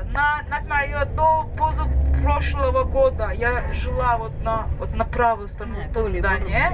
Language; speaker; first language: Russian; non-native, fluent; Turkish